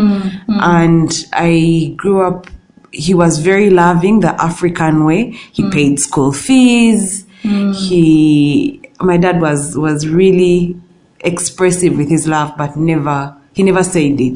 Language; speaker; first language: English; non-native, local second language; Ganda